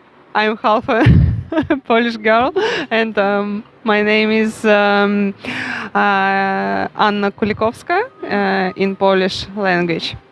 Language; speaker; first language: English; non-native, learner; Russian